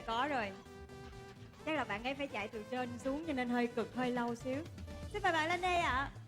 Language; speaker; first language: Vietnamese; native; Vietnamese